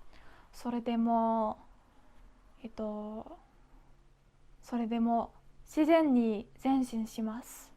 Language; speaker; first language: Japanese; non-native, fluent; Dutch